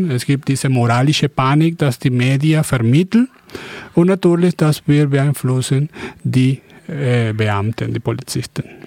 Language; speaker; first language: German; non-native, fluent; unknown